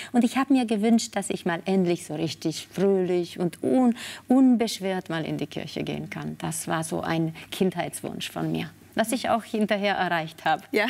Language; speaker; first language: German; non-native, fluent; Spanish